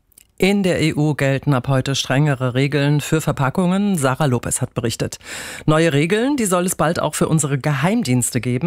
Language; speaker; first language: German; native; German